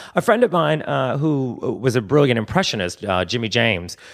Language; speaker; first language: English; native; English